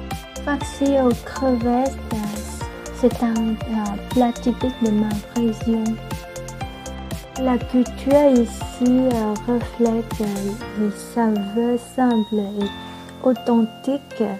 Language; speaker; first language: French; non-native, fluent; Vietnamese